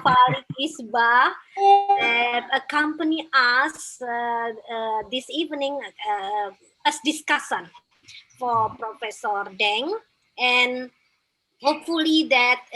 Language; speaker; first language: English; non-native, fluent; Indonesian